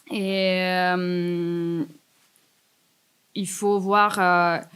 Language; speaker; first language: French; non-native, fluent; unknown